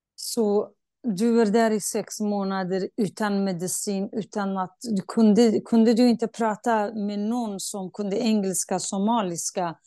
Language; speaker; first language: Swedish; non-native, fluent; Kurdish